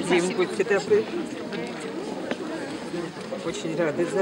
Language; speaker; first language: Russian; native; Russian